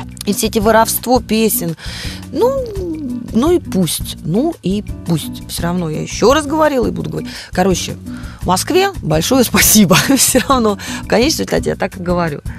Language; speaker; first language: Russian; native; Russian